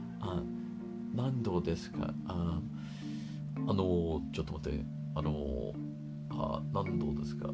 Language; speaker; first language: Japanese; non-native, learner; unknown